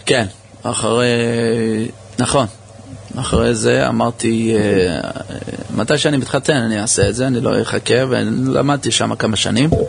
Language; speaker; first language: Hebrew; early bilingual, heritage; English